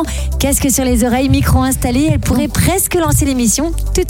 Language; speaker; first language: French; native; French